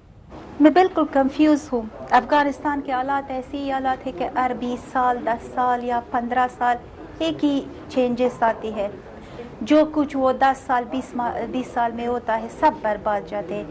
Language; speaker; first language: Hindi; non-native, fluent; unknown